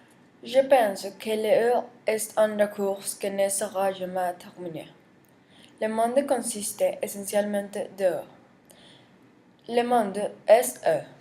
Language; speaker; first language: French; non-native, learner; Spanish